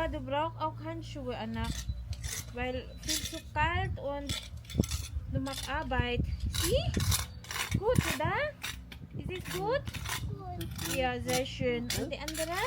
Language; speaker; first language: German; non-native, learner; Filipino